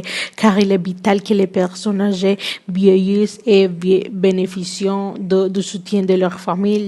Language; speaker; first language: French; non-native, learner; Spanish